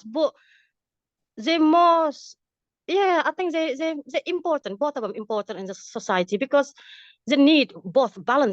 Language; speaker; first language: English; non-native, fluent; Indonesian